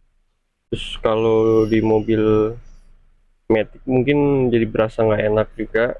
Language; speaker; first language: Indonesian; native; Indonesian